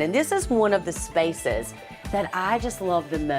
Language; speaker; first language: English; native; English